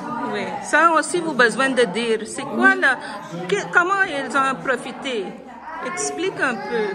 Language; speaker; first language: French; non-native, learner; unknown